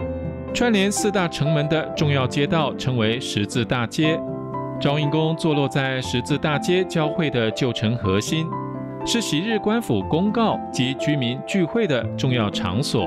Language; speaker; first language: Chinese; native; Chinese